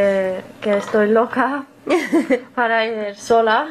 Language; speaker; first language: Spanish; non-native, learner; English